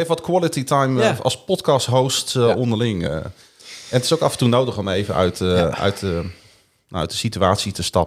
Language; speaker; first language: Dutch; native; Dutch